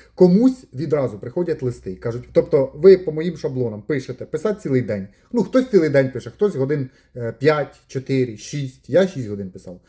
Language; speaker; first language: Ukrainian; non-native, local second language; Russian